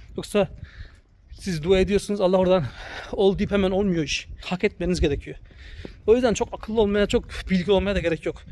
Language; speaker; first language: Turkish; early bilingual, heritage; Turkish